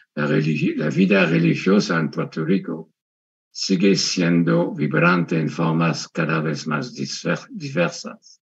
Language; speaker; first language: Spanish; non-native, fluent; French